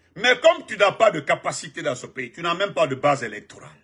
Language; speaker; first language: French; non-native, local second language; Fula